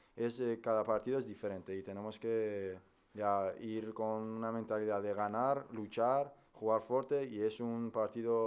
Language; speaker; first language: Spanish; non-native, fluent; Persian